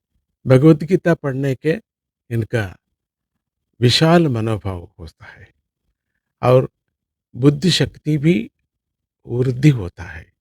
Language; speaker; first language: Hindi; non-native, local second language; Kannada